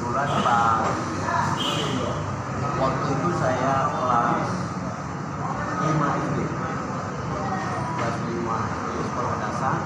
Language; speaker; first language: Indonesian; native; Indonesian